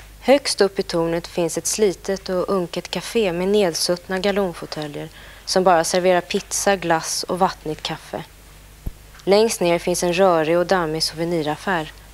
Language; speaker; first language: Swedish; native; Swedish